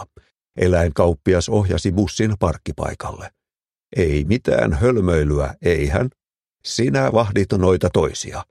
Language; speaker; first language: Finnish; native; Finnish